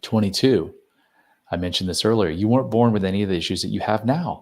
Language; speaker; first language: English; native; English